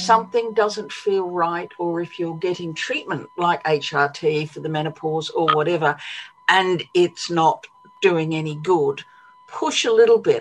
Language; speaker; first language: English; native; English